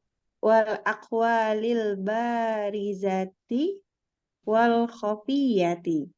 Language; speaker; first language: Arabic; non-native, learner; Indonesian